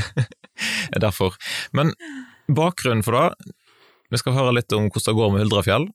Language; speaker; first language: Norwegian; native; Norwegian